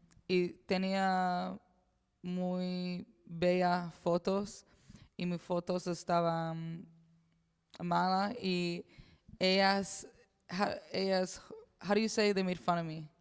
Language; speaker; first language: Spanish; early bilingual, heritage; English